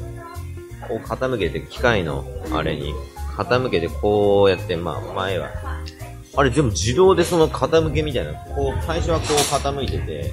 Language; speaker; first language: Japanese; native; Japanese